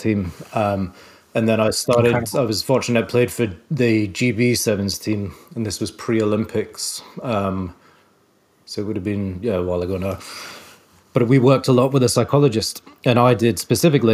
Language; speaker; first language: English; native; English